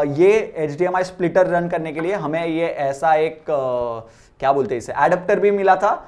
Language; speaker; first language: Hindi; non-native, local second language; Marathi